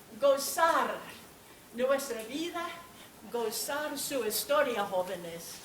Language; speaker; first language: Spanish; non-native, fluent; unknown